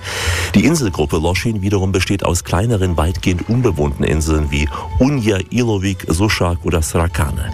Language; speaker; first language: German; native; German